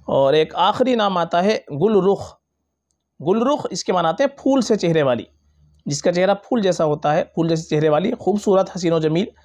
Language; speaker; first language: Urdu; native; Urdu